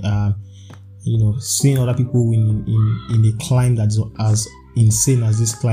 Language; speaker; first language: English; non-native, local second language; Yoruba